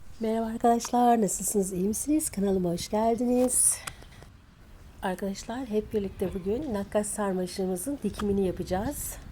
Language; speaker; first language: Turkish; native; Turkish